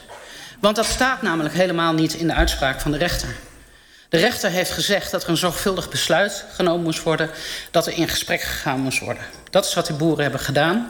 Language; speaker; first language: Dutch; native; Dutch